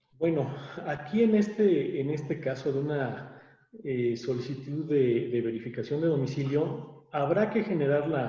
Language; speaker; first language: Spanish; native; Spanish